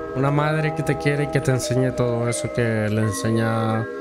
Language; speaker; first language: Spanish; native; Spanish